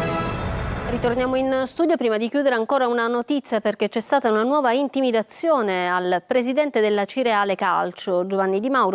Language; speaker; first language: Italian; native; Italian